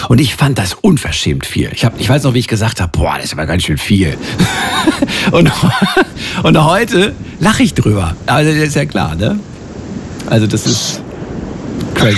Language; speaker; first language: German; native; German